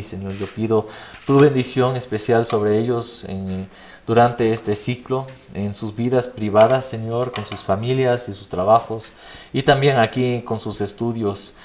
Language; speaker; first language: Spanish; non-native, fluent; English